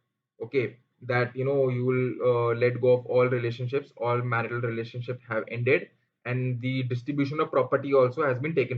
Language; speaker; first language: English; non-native, local second language; Hindi